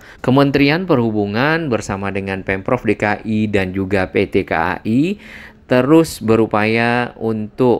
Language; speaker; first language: Indonesian; native; Indonesian